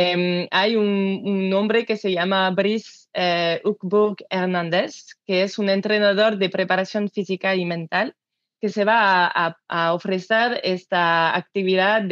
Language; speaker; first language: Spanish; non-native, learner; French